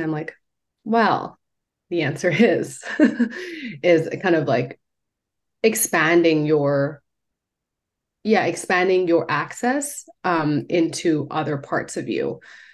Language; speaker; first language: English; non-native, local second language; Cantonese